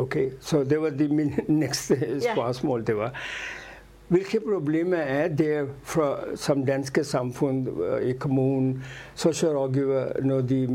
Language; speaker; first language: Danish; non-native, fluent; Urdu